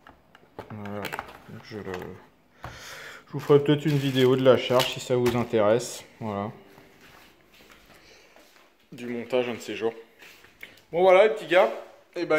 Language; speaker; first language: French; native; French